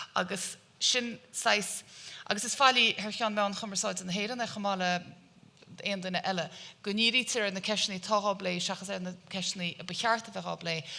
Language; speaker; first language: Irish; native; Irish